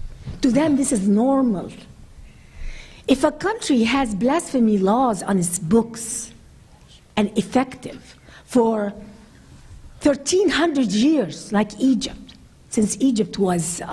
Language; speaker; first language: English; non-native, fluent; Arabic